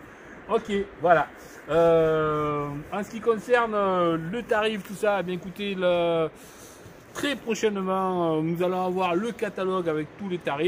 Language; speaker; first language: French; native; French